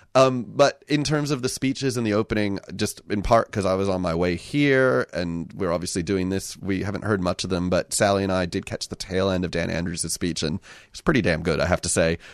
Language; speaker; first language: English; native; English